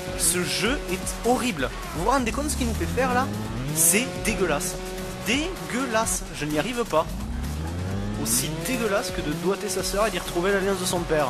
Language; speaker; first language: French; native; French